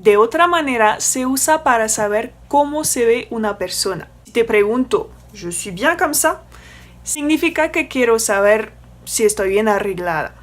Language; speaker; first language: Spanish; non-native, fluent; French